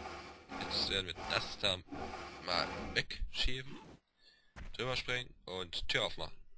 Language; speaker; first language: German; native; German